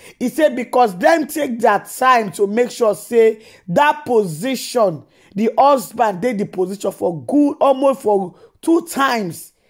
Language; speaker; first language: Nigerian Pidgin; non-native, local second language; Yoruba